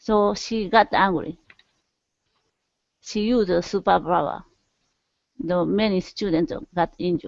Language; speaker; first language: English; non-native, learner; Japanese